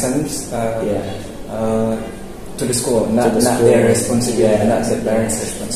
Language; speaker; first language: English; non-native, local second language; Indonesian